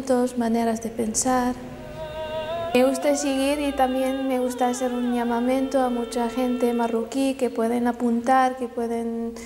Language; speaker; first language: Spanish; non-native, fluent; Arabic